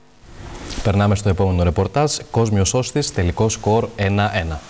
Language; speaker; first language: Greek; native; Greek